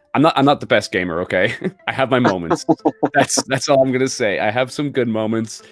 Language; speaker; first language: English; native; English